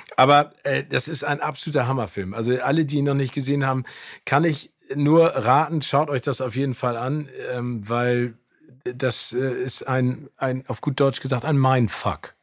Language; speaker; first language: German; native; German